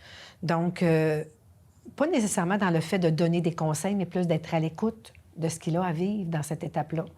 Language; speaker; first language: French; native; French